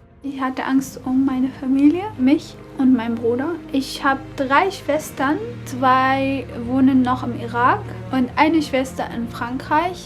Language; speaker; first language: German; non-native, fluent; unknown